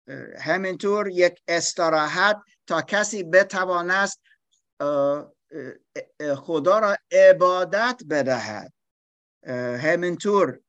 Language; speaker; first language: Persian; non-native, fluent; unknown